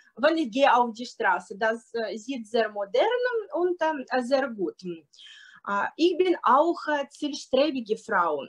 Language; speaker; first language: German; non-native, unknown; Russian